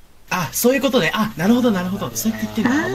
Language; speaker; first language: Japanese; native; Japanese